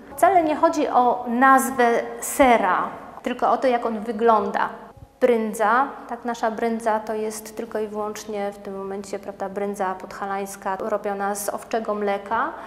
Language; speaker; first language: Polish; native; Polish